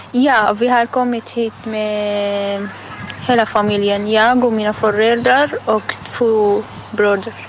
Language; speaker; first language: Swedish; non-native, learner; Arabic